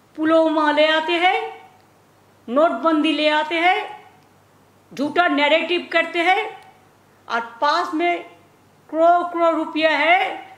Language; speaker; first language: Hindi; non-native, local second language; Bangla